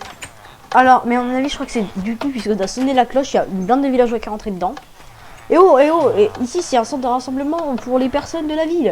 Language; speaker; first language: French; native; French